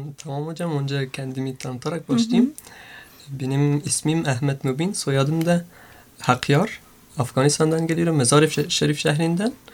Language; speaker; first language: Turkish; non-native, fluent; Persian